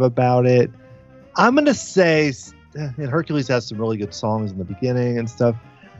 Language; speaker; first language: English; native; English